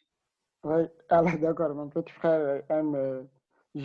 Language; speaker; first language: French; non-native, learner; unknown